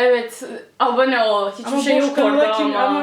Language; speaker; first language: Turkish; early bilingual, heritage; English